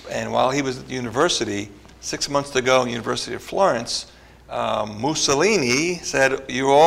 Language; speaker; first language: English; early bilingual, other home language; Italian